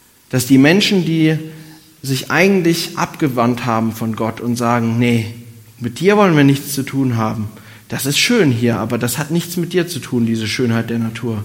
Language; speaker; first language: German; native; German